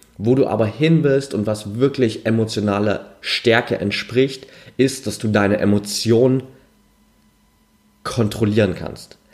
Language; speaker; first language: German; native; German